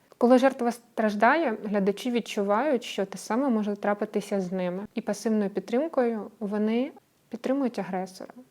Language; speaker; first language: Ukrainian; non-native, local second language; Russian